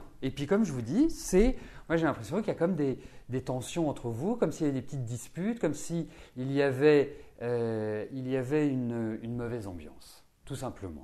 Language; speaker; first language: French; native; French